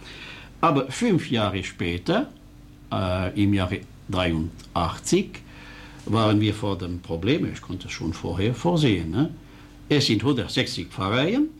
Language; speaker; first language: German; non-native, local second language; French